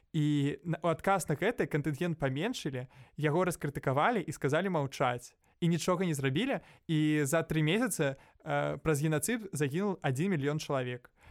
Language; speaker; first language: Belarusian; non-native, local second language; Russian